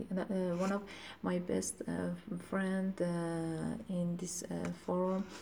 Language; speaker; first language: English; non-native, learner; Persian